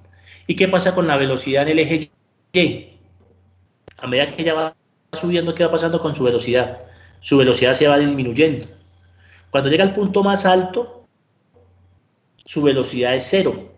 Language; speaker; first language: Spanish; native; Spanish